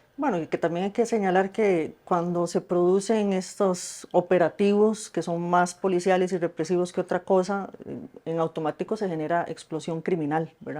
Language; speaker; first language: Spanish; native; Spanish